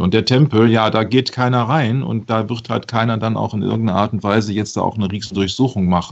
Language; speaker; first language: German; native; German